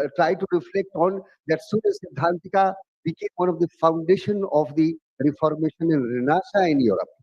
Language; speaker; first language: English; non-native, local second language; Bhojpuri